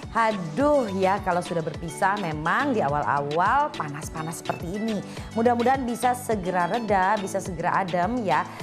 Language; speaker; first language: Indonesian; native; Indonesian